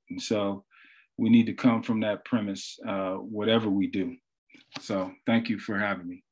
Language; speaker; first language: English; native; English